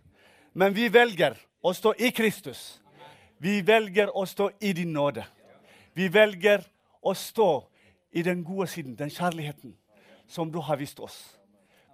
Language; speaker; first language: Norwegian; non-native, fluent; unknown